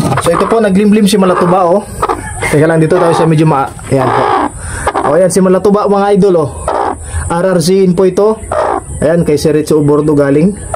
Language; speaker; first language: Filipino; non-native, local second language; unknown